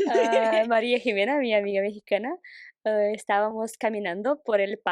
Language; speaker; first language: Spanish; non-native, fluent; Portuguese